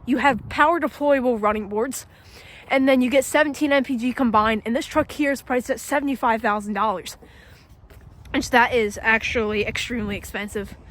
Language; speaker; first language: English; native; English